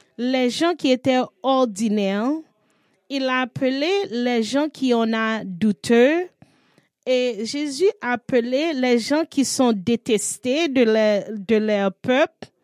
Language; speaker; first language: French; non-native, learner; English